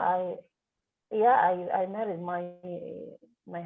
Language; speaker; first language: English; non-native, learner; Arabic